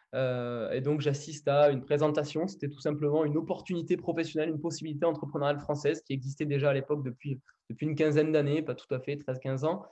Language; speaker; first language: French; native; French